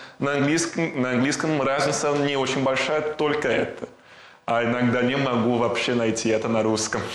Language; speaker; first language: Russian; non-native, fluent; Portuguese